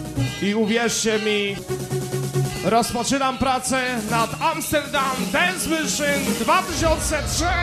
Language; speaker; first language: Polish; native; Polish